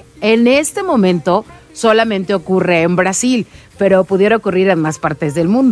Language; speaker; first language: Spanish; native; Spanish